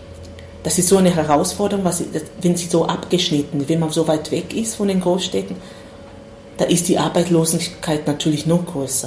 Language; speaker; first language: German; non-native, fluent; Swahili